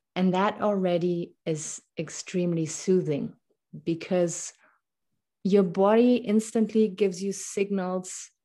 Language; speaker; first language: English; non-native, fluent; German